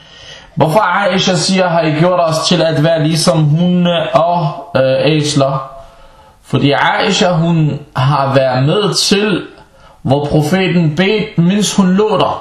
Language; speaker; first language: Danish; early bilingual, other home language; Arabic